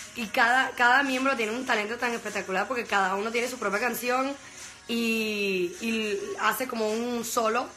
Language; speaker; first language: Spanish; early bilingual, heritage; Spanish